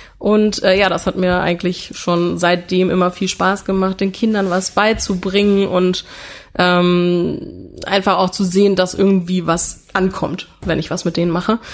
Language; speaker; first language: German; early bilingual, other home language; Italian